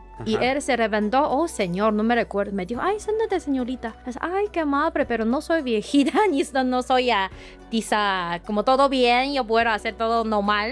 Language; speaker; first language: Spanish; non-native, learner; Chinese